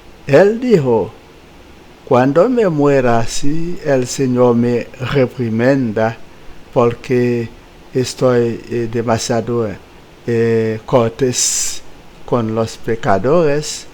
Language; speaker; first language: Spanish; non-native, fluent; Haitian Creole